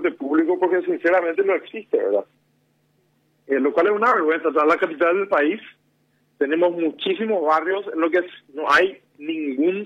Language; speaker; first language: Spanish; native; Spanish